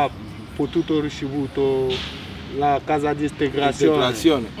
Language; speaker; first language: Italian; non-native, fluent; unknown